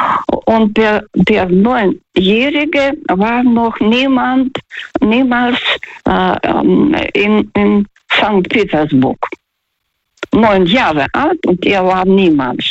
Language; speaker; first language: German; non-native, fluent; Russian